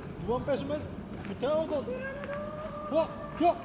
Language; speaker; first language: Korean; native; Korean